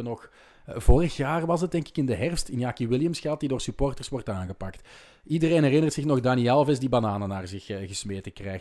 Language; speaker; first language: Dutch; native; Dutch